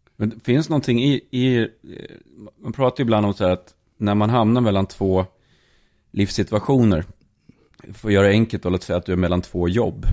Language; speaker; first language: Swedish; native; Swedish